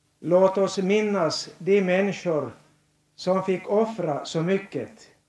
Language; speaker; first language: Swedish; native; Swedish